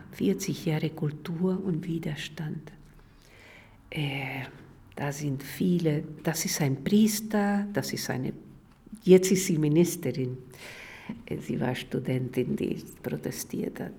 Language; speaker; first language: German; non-native, fluent; Spanish